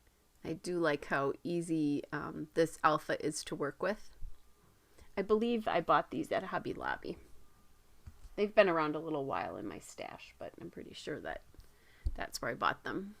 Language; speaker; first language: English; native; English